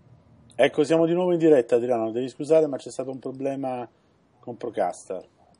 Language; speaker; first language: Italian; native; Italian